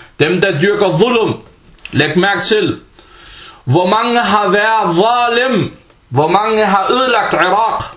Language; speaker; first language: Danish; early bilingual, other home language; Arabic